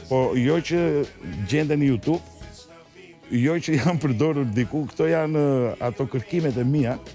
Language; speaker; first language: Albanian; native; Albanian